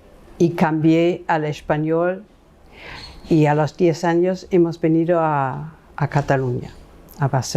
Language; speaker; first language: Spanish; non-native, fluent; German